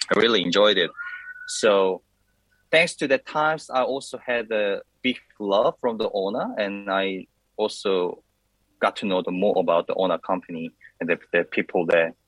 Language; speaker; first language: English; non-native, learner; Korean